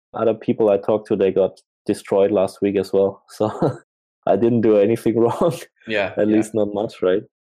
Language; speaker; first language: English; non-native, fluent; German